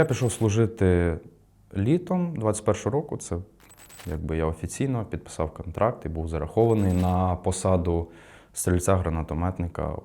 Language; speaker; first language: Ukrainian; non-native, local second language; Russian